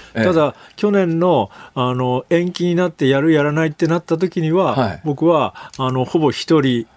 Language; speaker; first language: Japanese; native; Japanese